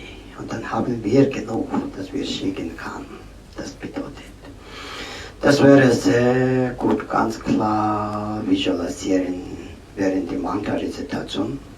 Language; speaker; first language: German; non-native, learner; Tibetan